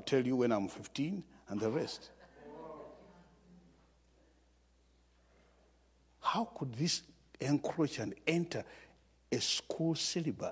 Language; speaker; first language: English; non-native, local second language; Ganda